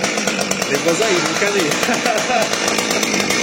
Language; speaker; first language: French; native; French